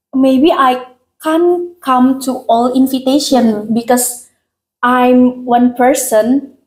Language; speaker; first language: English; non-native, learner; Indonesian